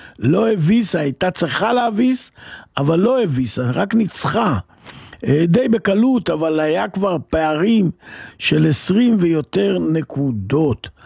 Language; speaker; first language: Hebrew; non-native, fluent; Spanish